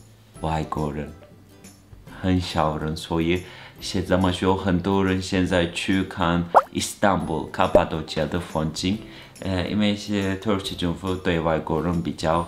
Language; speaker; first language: Chinese; non-native, fluent; Turkish